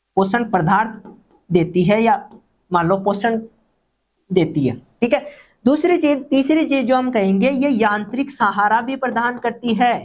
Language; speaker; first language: Hindi; non-native, local second language; Rajasthani